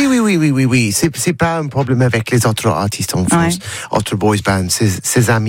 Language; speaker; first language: French; non-native, learner; English